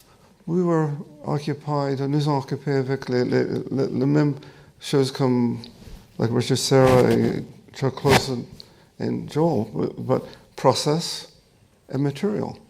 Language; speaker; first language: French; non-native, fluent; English